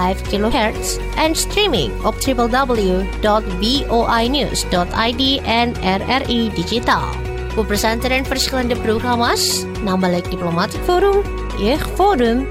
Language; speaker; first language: Dutch; non-native, fluent; Indonesian